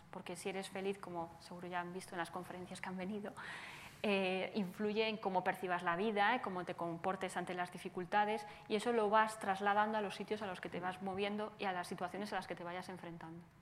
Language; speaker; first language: Spanish; native; Spanish